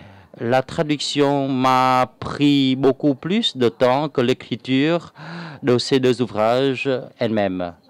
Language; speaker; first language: French; non-native, fluent; Vietnamese